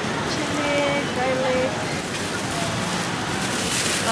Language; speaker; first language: English; non-native, learner; Thai